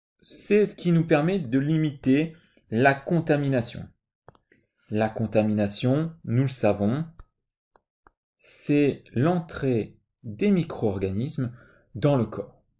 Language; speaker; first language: French; native; French